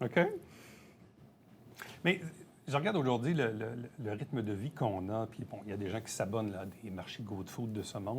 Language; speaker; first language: French; native; French